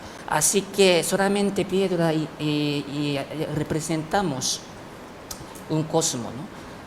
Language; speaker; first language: Spanish; non-native, fluent; Japanese